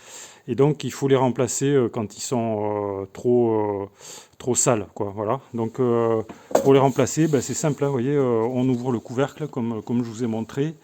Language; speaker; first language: French; native; French